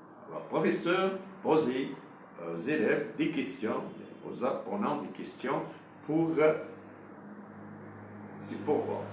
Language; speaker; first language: French; non-native, local second language; Arabic